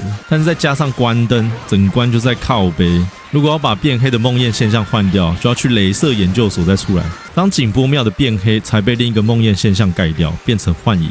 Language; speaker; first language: Chinese; native; Chinese